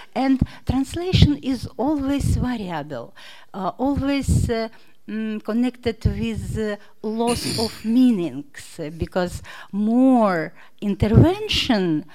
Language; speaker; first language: English; non-native, fluent; Russian